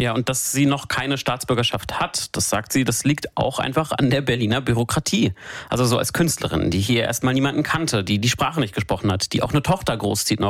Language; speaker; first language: German; native; German